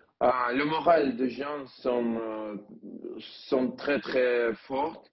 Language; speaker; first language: French; non-native, learner; Ukrainian